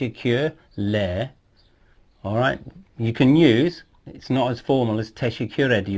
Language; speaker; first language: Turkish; non-native, fluent; English